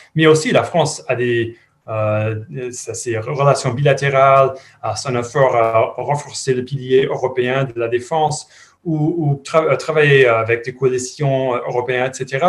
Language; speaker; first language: French; non-native, fluent; English